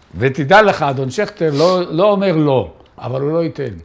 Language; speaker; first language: Hebrew; native; Hebrew